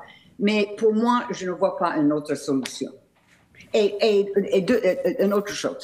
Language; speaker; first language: French; non-native, fluent; English